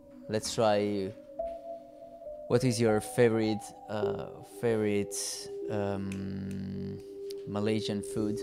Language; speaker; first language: English; non-native, fluent; Italian